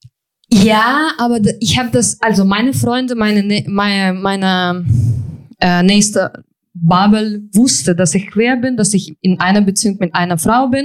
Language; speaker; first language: German; non-native, fluent; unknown